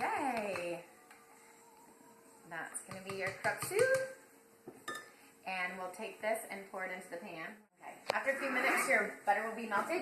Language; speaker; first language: English; native; English